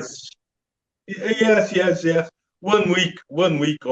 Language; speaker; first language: English; non-native, learner; Portuguese